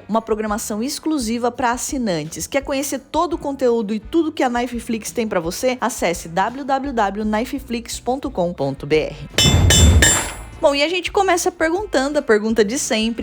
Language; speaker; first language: Portuguese; native; Portuguese